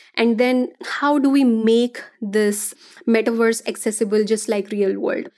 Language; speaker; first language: English; non-native, local second language; Hindi